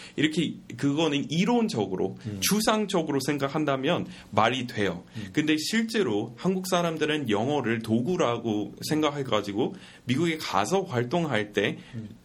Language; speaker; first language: Korean; non-native, fluent; English